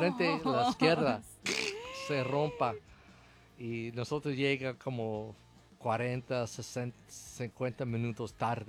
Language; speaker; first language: Spanish; non-native, learner; English